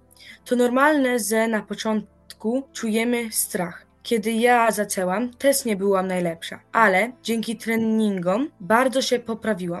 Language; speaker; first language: Polish; early bilingual, heritage; Polish